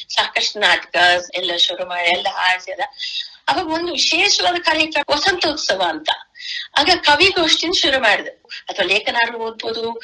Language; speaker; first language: Kannada; native; Kannada